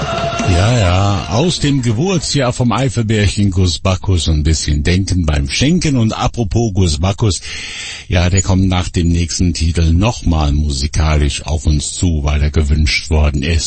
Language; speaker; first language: German; native; German